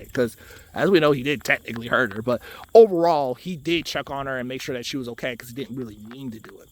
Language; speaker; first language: English; native; English